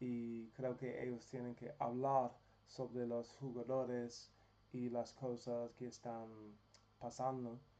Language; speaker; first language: Spanish; non-native, learner; English